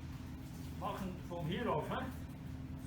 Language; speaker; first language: German; non-native, learner; Turkish